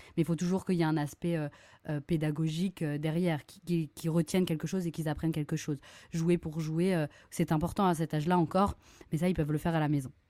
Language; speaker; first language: French; native; French